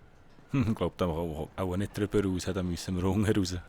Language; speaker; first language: German; native; German